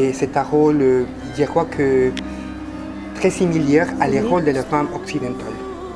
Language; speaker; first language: French; non-native, fluent; Spanish